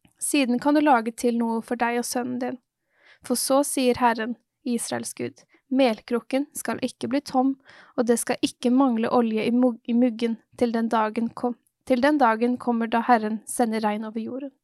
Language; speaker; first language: Norwegian; native; Norwegian